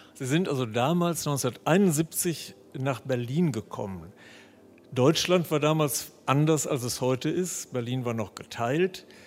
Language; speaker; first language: German; native; German